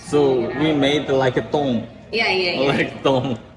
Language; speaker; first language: English; non-native, learner; Korean